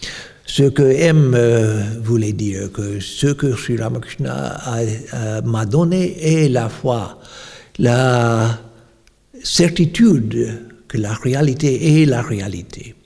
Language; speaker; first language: French; non-native, fluent; English